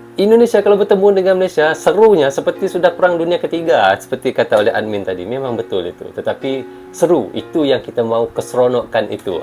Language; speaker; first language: Malay; native; Malay